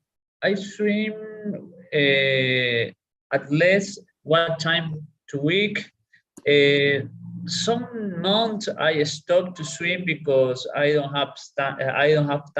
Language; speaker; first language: English; non-native, learner; Spanish